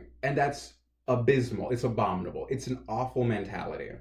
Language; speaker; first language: English; native; English